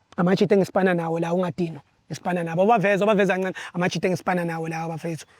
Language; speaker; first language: Zulu; native; Zulu